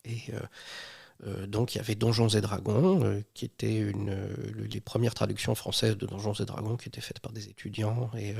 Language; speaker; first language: French; native; French